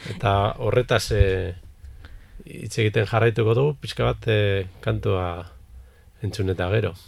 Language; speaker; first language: Basque; native; Basque